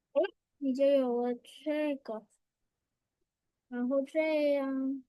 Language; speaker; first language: Chinese; early bilingual, heritage; Chinese